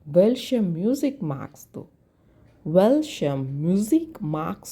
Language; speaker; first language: German; non-native, learner; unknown